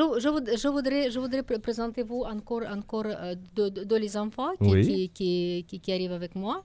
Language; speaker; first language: French; non-native, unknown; Russian